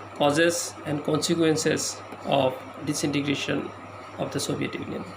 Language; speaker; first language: English; non-native, local second language; Assamese